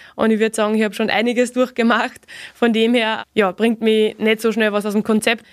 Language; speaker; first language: German; native; German